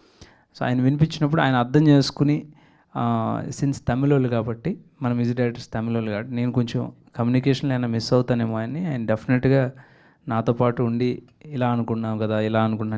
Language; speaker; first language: Telugu; native; Telugu